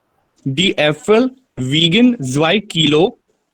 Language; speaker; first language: German; non-native, learner; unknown